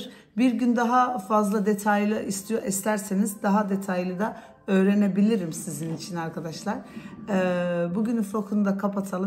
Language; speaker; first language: Turkish; early bilingual, heritage; Turkish